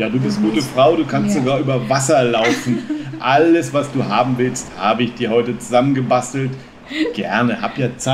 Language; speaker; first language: German; native; German